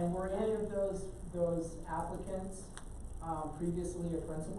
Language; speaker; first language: English; native; English